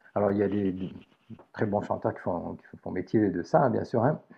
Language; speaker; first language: French; native; French